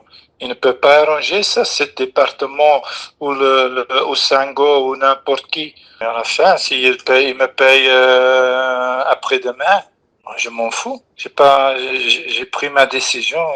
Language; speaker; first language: French; non-native, local second language; Dutch